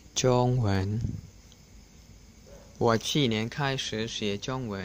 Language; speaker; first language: Chinese; non-native, learner; Khmer